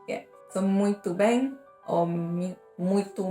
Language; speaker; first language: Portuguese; non-native, learner; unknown